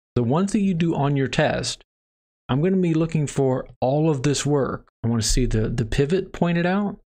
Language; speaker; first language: English; native; English